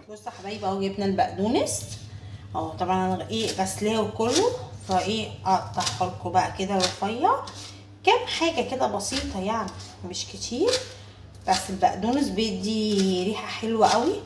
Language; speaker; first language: Arabic; native; Arabic